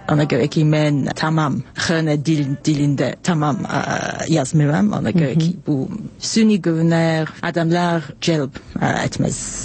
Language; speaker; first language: Azerbaijani; non-native, learner; English